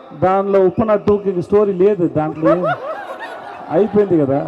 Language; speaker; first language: Telugu; non-native, learner; Tamil